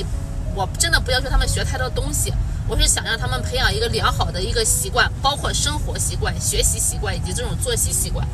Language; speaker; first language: Chinese; native; Chinese